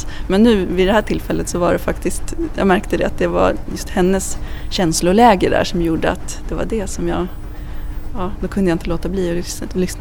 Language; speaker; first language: Swedish; native; Swedish